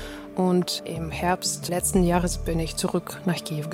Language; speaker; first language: German; non-native, fluent; Ukrainian